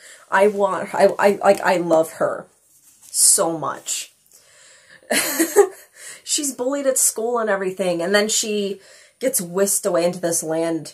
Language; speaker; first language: English; native; English